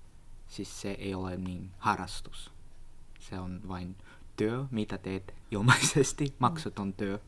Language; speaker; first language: Finnish; non-native, learner; Russian